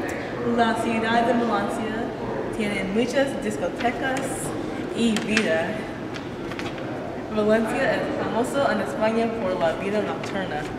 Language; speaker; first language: Spanish; non-native, learner; English